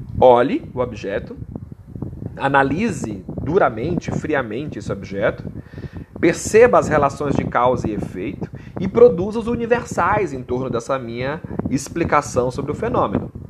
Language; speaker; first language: Portuguese; native; Portuguese